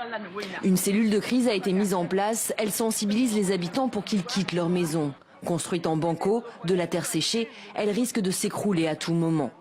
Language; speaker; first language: French; native; French